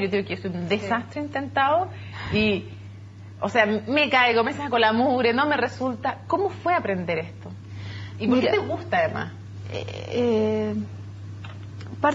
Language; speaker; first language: Spanish; native; Spanish